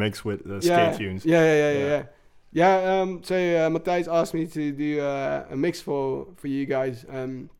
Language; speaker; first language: English; native; English